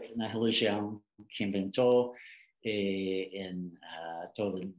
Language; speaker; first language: Portuguese; non-native, fluent; English